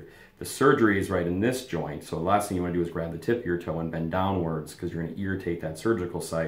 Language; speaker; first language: English; native; English